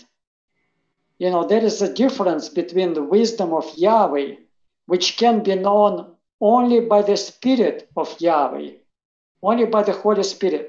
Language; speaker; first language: English; non-native, fluent; Russian